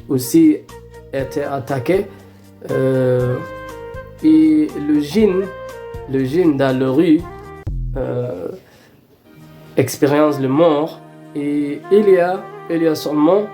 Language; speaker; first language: French; non-native, learner; Arabic